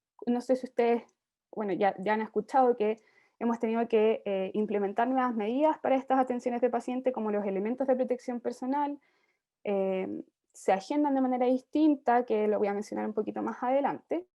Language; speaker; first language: Spanish; native; Spanish